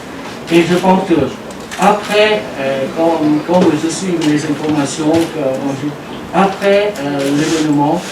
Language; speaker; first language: French; non-native, learner; Vietnamese